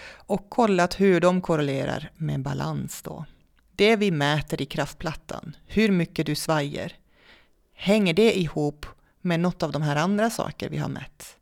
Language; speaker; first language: Swedish; non-native, fluent; Dutch